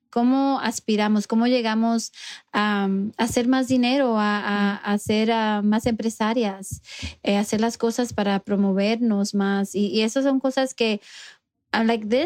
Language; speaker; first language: Spanish; early bilingual, heritage; Spanish